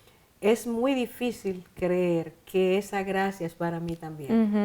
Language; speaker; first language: Spanish; native; Spanish